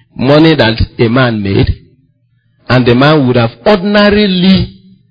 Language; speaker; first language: English; non-native, local second language; Igbo